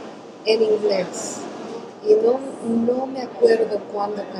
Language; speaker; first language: Spanish; early bilingual, other home language; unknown